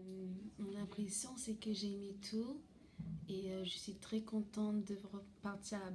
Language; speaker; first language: French; non-native, local second language; Réunion Creole French